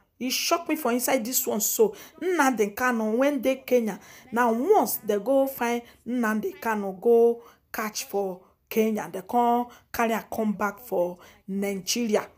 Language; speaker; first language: Nigerian Pidgin; non-native, local second language; Igbo